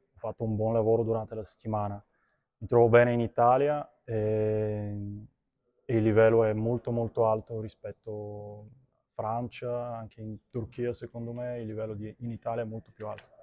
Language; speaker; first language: Italian; non-native, fluent; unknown